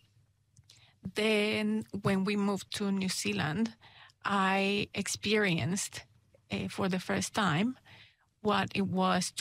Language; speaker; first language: English; non-native, fluent; Spanish